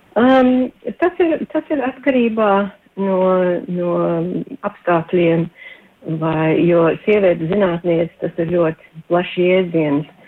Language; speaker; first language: Latvian; early bilingual, heritage; Latvian